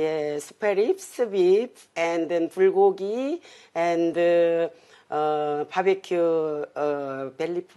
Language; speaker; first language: English; non-native, learner; Korean